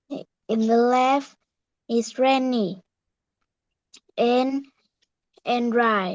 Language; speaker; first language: English; non-native, learner; Vietnamese